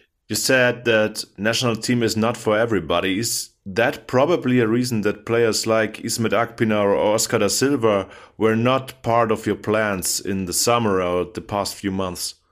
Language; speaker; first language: English; non-native, fluent; German